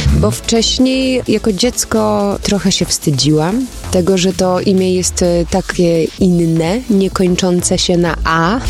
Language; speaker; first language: Polish; early bilingual, other home language; German